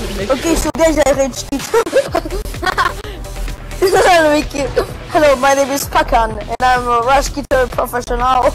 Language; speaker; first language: English; non-native, learner; French